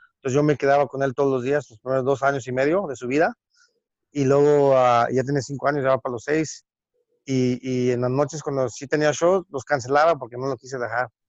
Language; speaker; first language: Spanish; early bilingual, heritage; Spanish